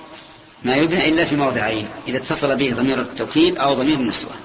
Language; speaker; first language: Arabic; native; Arabic